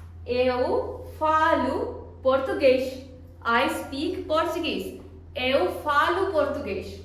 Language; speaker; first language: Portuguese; non-native, fluent; Hindi